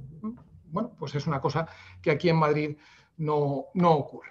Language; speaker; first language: Spanish; native; Spanish